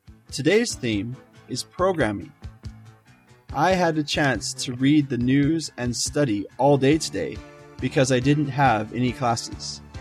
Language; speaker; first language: English; native; English